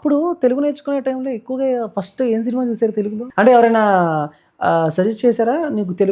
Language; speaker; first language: Telugu; native; Telugu